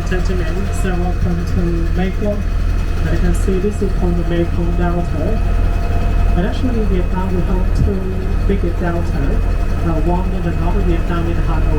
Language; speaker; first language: English; non-native, learner; Vietnamese